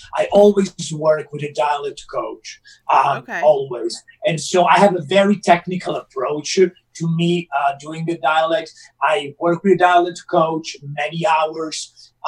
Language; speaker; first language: English; non-native, fluent; Italian